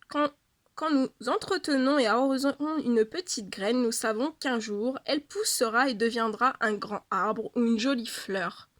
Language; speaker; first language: French; native; French